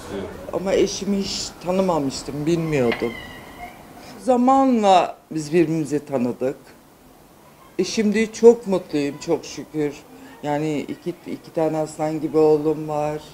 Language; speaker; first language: Turkish; non-native, local second language; Kurdish